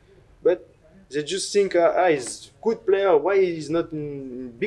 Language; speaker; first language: English; non-native, learner; French